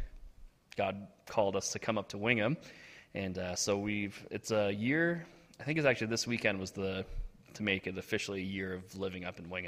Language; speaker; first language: English; native; English